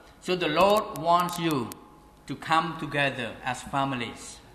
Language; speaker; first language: English; non-native, fluent; Khmer